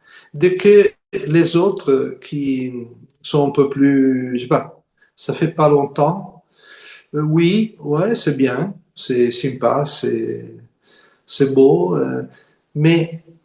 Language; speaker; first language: French; non-native, fluent; Italian